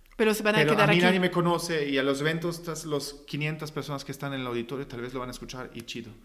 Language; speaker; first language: Spanish; non-native, fluent; German